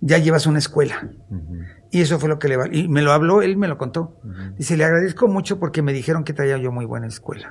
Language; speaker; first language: Spanish; native; Spanish